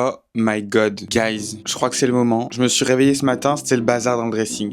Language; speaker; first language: French; native; French